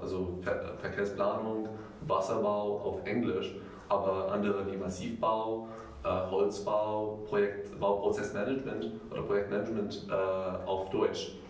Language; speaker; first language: German; non-native, fluent; Arabic